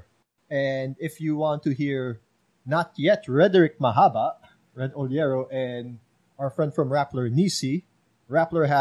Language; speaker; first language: English; non-native, local second language; Filipino